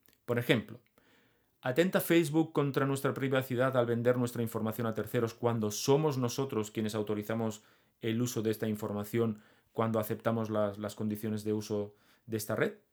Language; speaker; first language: Spanish; native; Spanish